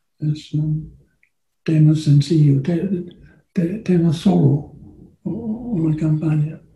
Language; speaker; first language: Spanish; non-native, learner; English